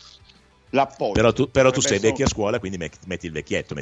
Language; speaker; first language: Italian; native; Italian